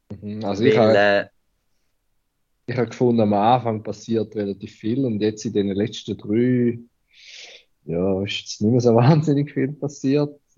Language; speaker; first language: German; native; German